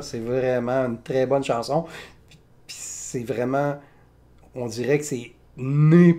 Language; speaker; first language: French; native; French